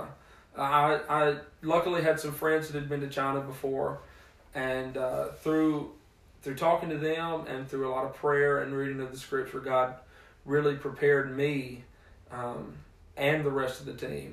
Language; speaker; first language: English; native; English